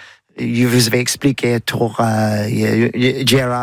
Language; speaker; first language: French; non-native, learner; English